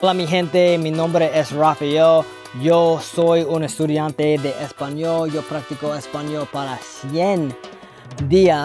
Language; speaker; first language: Spanish; non-native, learner; English